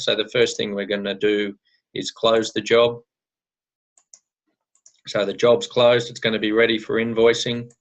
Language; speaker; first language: English; native; English